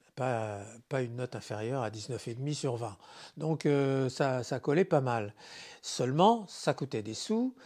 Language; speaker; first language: French; native; French